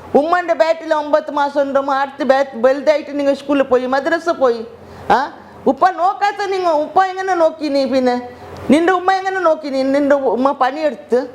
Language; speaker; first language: Malayalam; non-native, learner; Hindi